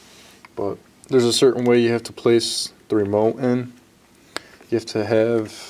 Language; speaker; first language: English; native; English